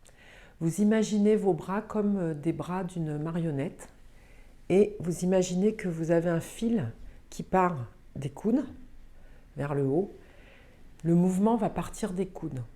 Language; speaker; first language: French; native; French